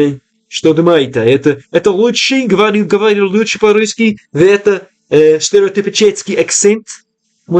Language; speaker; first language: Russian; non-native, learner; English